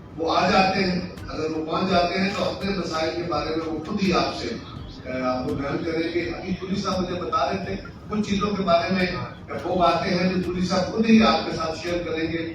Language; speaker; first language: Urdu; non-native, local second language; Punjabi